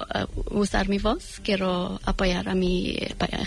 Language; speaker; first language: Spanish; non-native, fluent; Persian